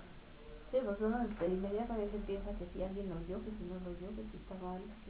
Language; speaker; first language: Spanish; native; Spanish